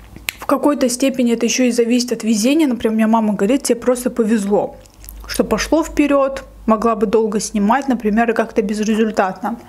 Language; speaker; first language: Russian; native; Russian